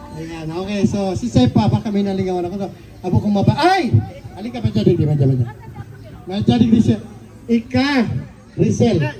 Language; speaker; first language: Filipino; non-native, local second language; Bikol